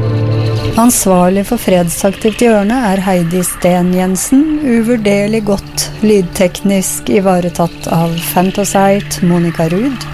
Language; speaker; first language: Norwegian; native; Norwegian